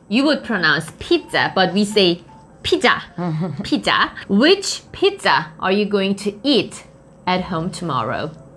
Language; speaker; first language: English; non-native, fluent; Korean